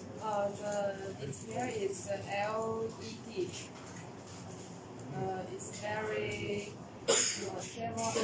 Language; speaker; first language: English; non-native, learner; Chinese